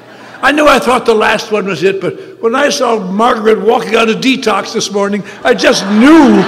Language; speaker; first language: English; native; English